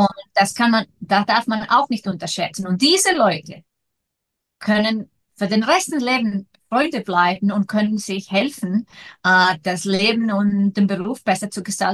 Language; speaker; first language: German; non-native, fluent; Icelandic